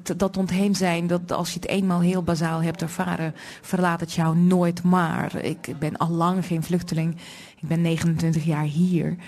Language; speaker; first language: Dutch; non-native, fluent; Russian